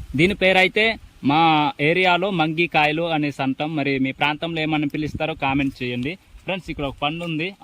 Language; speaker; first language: Telugu; non-native, local second language; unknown